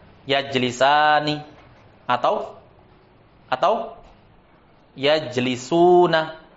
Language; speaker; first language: Arabic; non-native, fluent; Indonesian